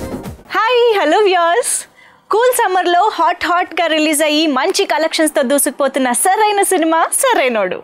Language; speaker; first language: Telugu; native; Telugu